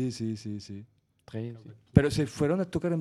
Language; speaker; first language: Spanish; non-native, fluent; French